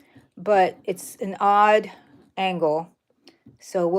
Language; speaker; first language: English; native; English